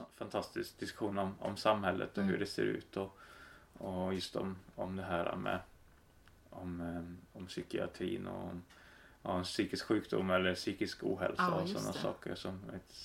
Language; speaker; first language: Swedish; native; Swedish